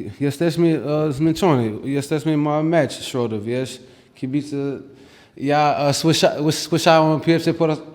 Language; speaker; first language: Polish; non-native, learner; English